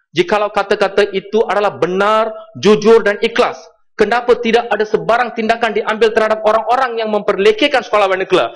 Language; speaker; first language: Malay; non-native, local second language; Tamil